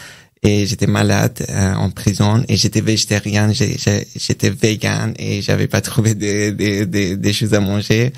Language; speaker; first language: French; non-native, learner; Persian